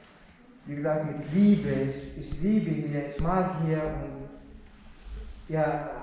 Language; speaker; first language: German; non-native, learner; Arabic